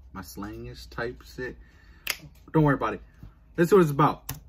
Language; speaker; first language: English; early bilingual, other home language; Spanish